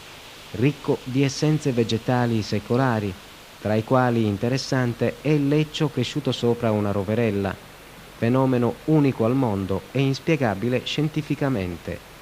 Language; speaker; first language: Italian; native; Italian